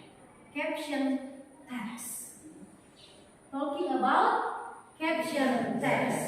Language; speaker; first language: English; non-native, learner; Indonesian